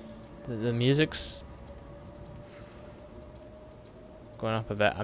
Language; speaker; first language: English; native; English